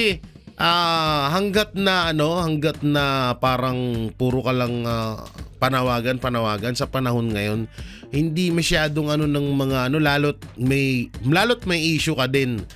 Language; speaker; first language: Filipino; native; Filipino